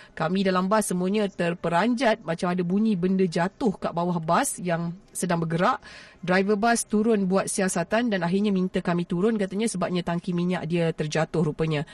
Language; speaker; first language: Malay; native; Malay